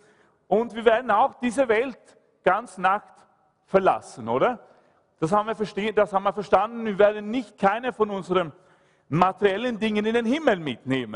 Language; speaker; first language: German; non-native, fluent; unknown